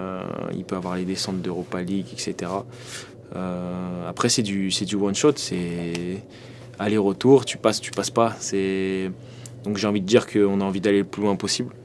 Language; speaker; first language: French; native; French